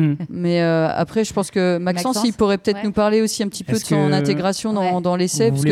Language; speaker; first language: French; native; French